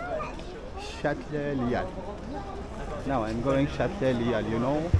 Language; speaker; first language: English; non-native, learner; Persian